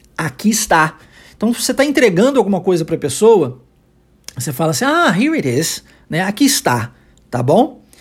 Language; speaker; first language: Portuguese; early bilingual, heritage; English